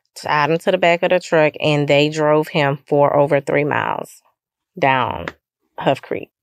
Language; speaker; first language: English; native; English